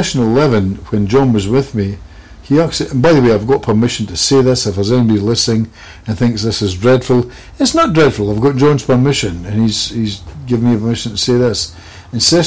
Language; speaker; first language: English; native; English